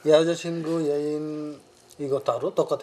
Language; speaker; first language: Korean; non-native, learner; Bangla